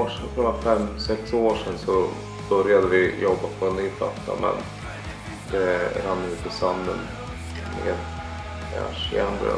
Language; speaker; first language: Swedish; native; Swedish